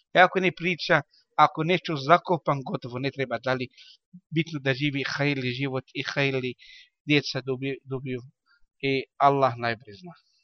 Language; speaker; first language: Bosnian; non-native, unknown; Arabic